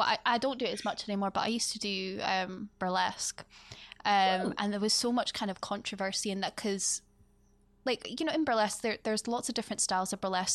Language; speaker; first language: English; native; English